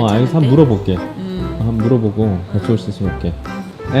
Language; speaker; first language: Korean; native; Korean